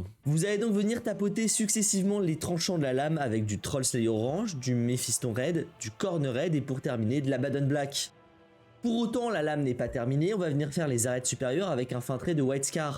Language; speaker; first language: French; native; French